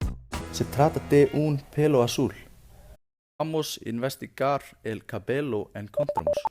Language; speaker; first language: Spanish; non-native, learner; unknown